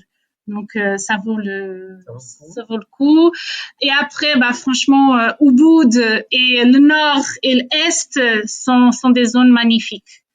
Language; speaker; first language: French; non-native, fluent; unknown